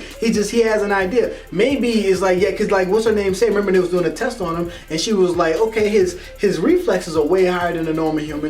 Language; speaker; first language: English; native; English